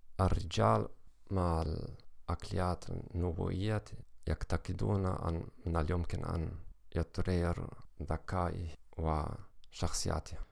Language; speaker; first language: Arabic; non-native, learner; German